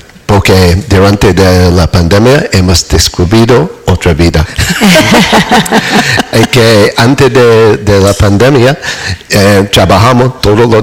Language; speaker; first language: Spanish; non-native, learner; English